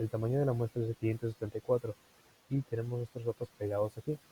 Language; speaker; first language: Spanish; native; Spanish